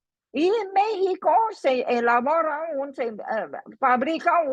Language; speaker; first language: Spanish; non-native, fluent; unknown